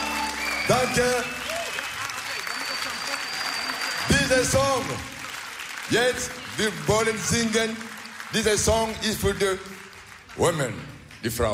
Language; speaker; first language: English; non-native, learner; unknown